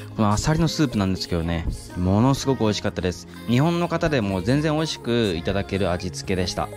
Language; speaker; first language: Japanese; native; Japanese